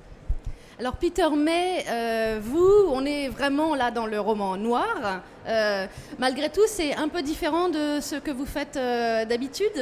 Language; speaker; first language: French; native; French